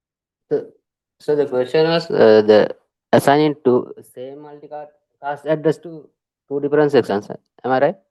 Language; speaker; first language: English; non-native, fluent; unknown